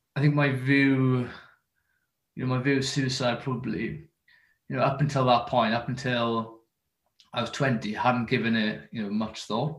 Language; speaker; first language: English; native; English